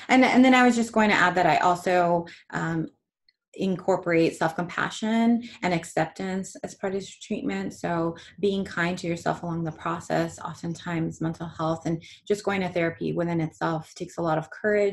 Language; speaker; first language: English; early bilingual, other home language; Spanish